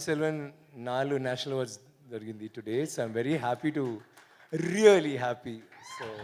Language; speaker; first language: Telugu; non-native, learner; Tamil